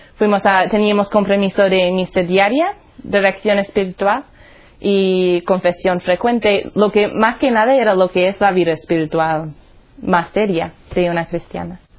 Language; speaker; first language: Spanish; non-native, fluent; English